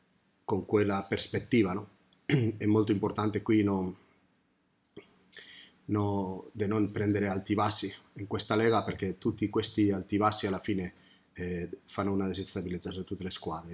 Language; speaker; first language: Italian; non-native, fluent; Spanish